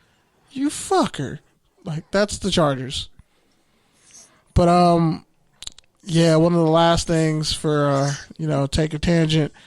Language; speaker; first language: English; native; English